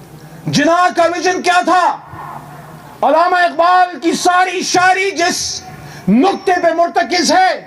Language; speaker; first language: Urdu; native; Urdu